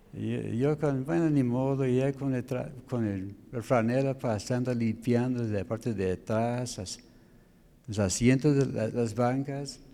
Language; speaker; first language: Spanish; non-native, fluent; English